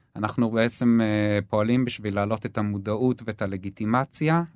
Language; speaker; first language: Hebrew; native; Hebrew